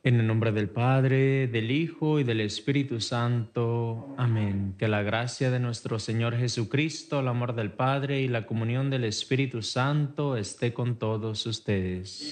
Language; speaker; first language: Spanish; native; Spanish